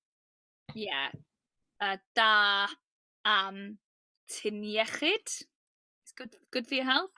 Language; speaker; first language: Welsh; non-native, local second language; English